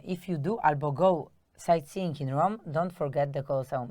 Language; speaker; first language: English; non-native, fluent; Polish